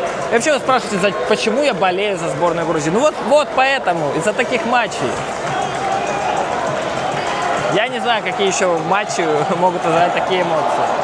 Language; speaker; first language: Russian; native; Russian